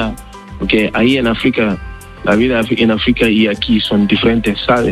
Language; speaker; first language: Spanish; non-native, learner; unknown